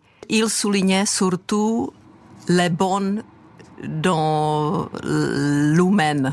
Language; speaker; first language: French; non-native, fluent; Czech